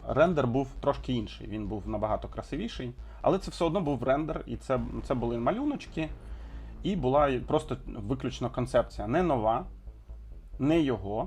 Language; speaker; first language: Ukrainian; non-native, local second language; Russian